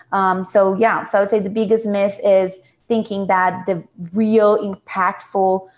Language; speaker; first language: English; non-native, fluent; Portuguese